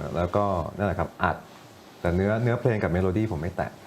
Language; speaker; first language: Thai; non-native, local second language; English